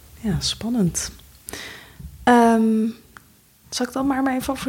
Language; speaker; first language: Dutch; native; Dutch